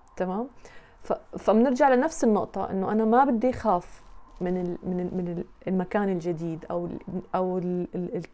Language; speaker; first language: Arabic; native; Arabic